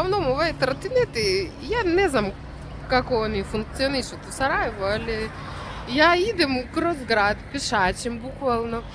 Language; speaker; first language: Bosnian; non-native, learner; Russian